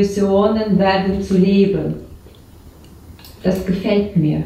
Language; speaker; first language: German; non-native, learner; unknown